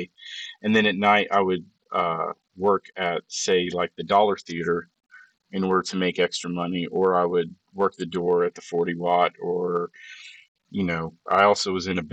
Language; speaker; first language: English; early bilingual, other home language; Spanish